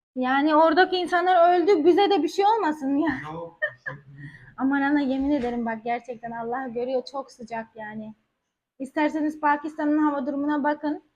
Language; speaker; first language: Turkish; native; Turkish